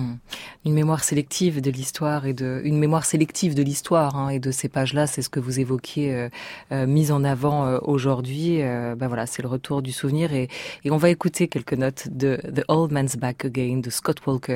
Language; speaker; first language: French; native; French